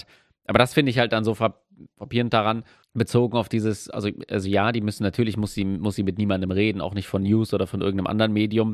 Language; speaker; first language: German; native; German